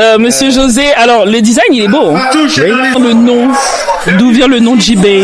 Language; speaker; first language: French; non-native, local second language; Haitian Creole